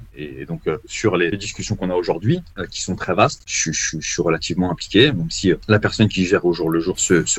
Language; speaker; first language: French; native; French